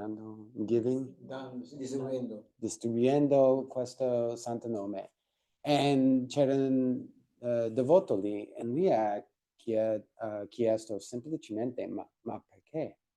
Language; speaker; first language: Italian; non-native, fluent; English